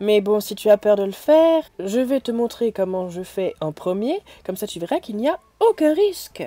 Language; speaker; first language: French; native; French